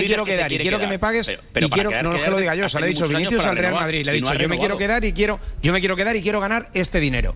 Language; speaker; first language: Spanish; native; Spanish